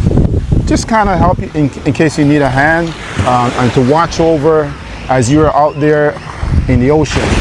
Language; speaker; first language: English; native; English